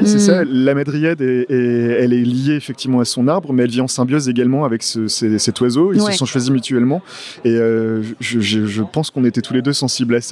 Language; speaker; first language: French; native; French